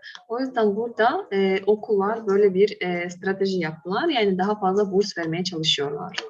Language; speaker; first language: Turkish; non-native, fluent; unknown